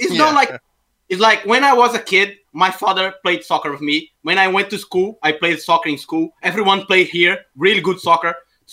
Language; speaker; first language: English; non-native, fluent; Portuguese